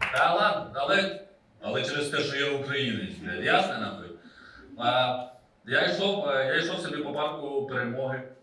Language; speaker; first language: Ukrainian; non-native, local second language; Russian